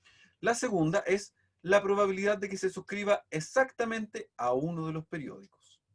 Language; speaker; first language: Spanish; native; Spanish